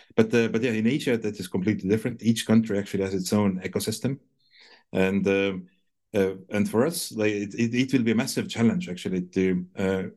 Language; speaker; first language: English; non-native, fluent; Estonian